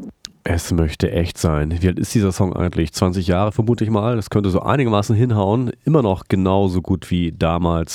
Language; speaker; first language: German; native; German